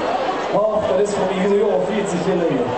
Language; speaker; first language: Dutch; non-native, local second language; Limburgish